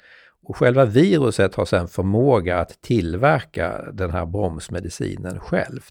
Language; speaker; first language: Swedish; native; Swedish